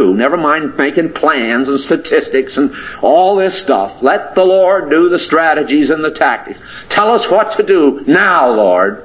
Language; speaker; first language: English; native; English